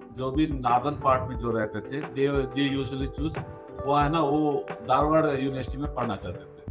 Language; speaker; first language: Hindi; non-native, local second language; Kannada